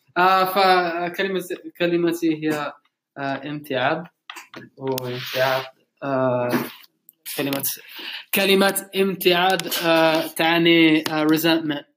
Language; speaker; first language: Arabic; non-native, learner; English